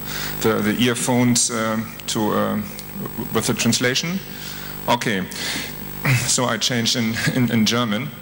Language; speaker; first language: English; non-native, learner; German